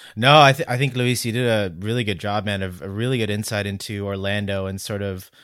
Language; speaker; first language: English; native; English